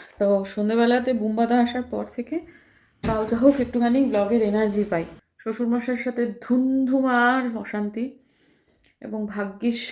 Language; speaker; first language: Bangla; native; Bangla